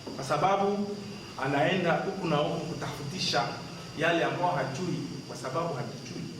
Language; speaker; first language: Swahili; non-native, local second language; Nande